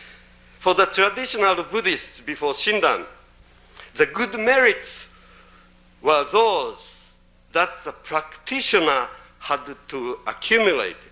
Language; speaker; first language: English; non-native, fluent; Japanese